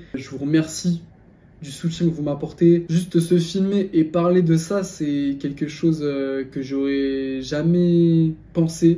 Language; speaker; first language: French; native; French